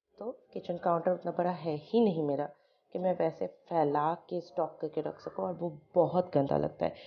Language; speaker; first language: Hindi; non-native, local second language; Bangla